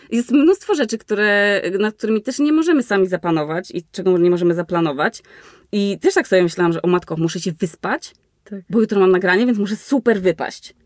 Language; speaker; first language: Polish; native; Polish